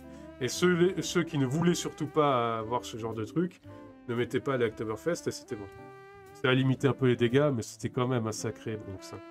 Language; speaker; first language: French; native; French